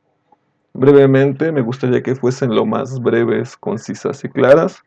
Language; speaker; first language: Spanish; native; Spanish